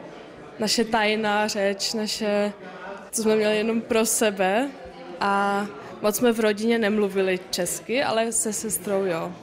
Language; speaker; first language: Czech; non-native, local second language; German